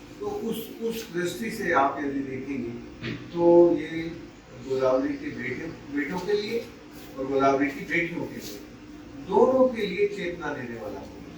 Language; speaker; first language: Hindi; native; Hindi